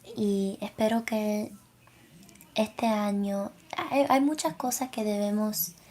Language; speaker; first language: Spanish; early bilingual, other home language; English